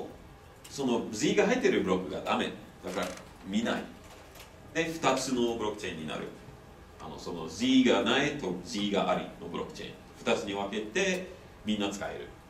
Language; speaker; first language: Japanese; non-native, fluent; English